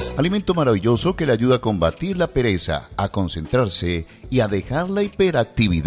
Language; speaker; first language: Spanish; native; Spanish